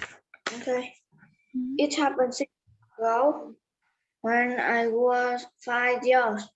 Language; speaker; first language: English; non-native, learner; Vietnamese